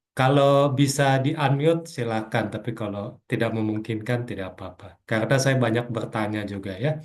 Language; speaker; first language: Indonesian; native; Indonesian